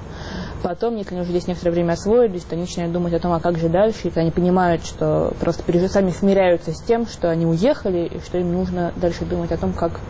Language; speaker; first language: Russian; native; Russian